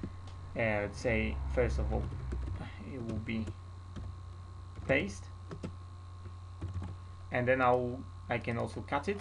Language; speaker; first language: English; non-native, fluent; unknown